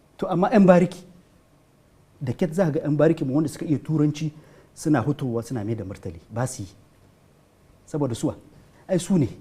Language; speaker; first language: Hausa; non-native, local second language; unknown